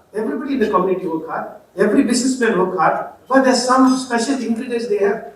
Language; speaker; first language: English; non-native, local second language; Tamil